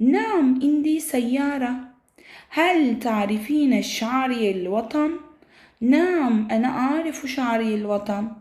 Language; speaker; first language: Arabic; non-native, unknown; Turkish